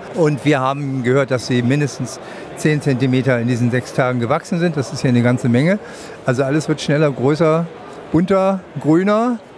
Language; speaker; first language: German; native; German